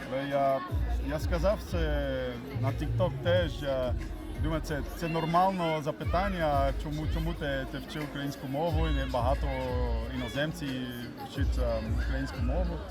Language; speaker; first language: Ukrainian; non-native, learner; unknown